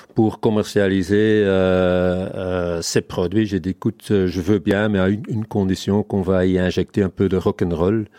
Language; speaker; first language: French; non-native, fluent; Dutch